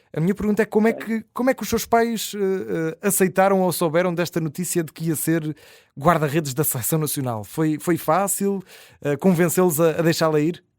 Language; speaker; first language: Portuguese; native; Portuguese